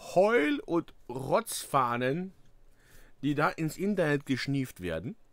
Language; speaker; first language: German; native; German